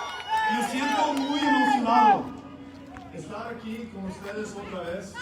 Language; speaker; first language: Spanish; non-native, fluent; English